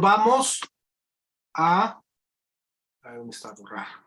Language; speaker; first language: Spanish; native; Spanish